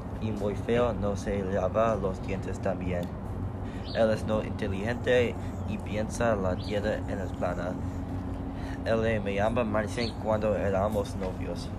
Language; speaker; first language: Spanish; non-native, learner; English